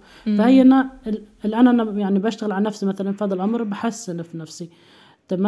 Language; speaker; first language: Arabic; native; Arabic